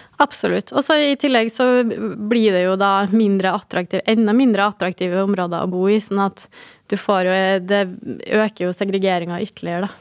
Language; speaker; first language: Norwegian; native; Norwegian